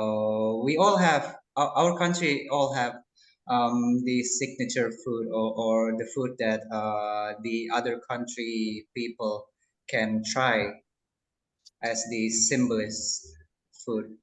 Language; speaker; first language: English; non-native, local second language; Indonesian